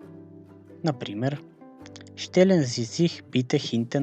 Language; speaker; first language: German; non-native, fluent; Macedonian